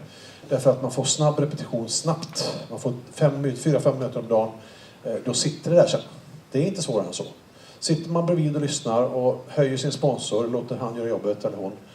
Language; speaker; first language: Swedish; native; Swedish